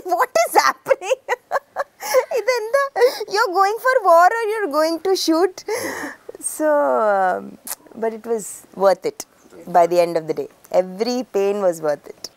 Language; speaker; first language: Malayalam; early bilingual, heritage; Malayalam